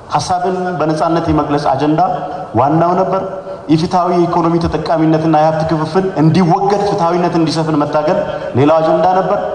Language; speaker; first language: Amharic; non-native, local second language; Oromo